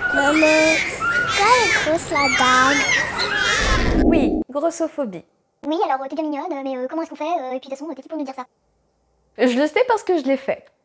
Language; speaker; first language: French; native; French